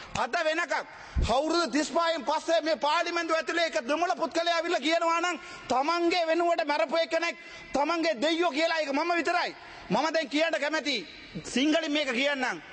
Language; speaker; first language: Sinhala; non-native, local second language; Tamil